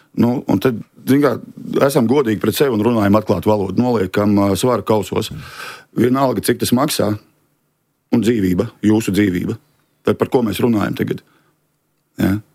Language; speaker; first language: Latvian; native; Latvian